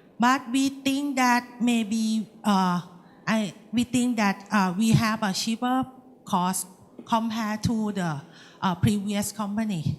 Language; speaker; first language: English; non-native, learner; Thai